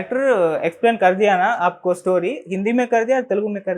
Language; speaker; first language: Hindi; non-native, local second language; Telugu